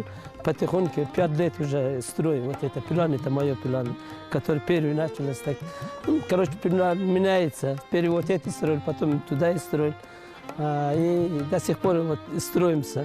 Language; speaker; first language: Russian; non-native, learner; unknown